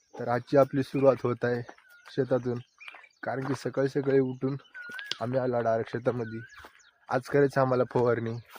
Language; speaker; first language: Marathi; non-native, local second language; Lambadi